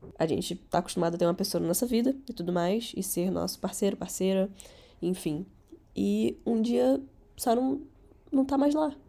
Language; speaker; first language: Portuguese; early bilingual, other home language; Catalan